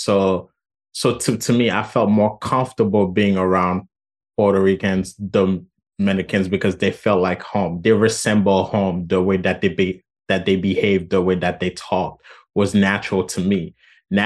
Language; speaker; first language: English; non-native, fluent; Haitian Creole